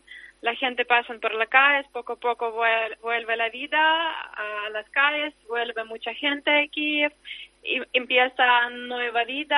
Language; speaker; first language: Spanish; non-native, learner; Ukrainian